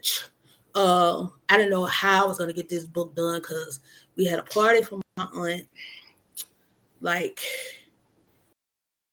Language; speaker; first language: English; native; English